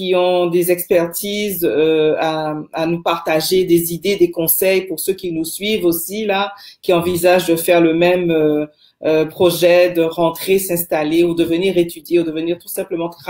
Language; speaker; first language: French; native; French